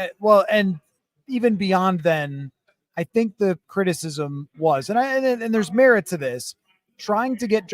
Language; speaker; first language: English; native; English